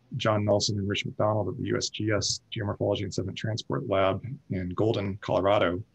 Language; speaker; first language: English; native; English